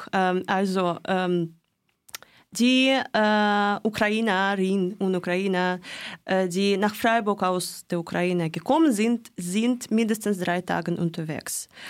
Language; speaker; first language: German; non-native, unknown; Russian